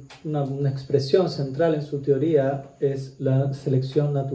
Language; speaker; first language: Spanish; native; Spanish